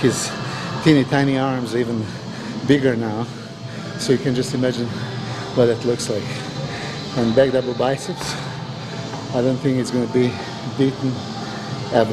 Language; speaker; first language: English; non-native, fluent; Serbian